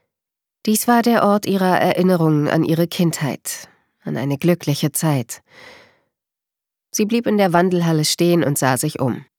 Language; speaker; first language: German; native; German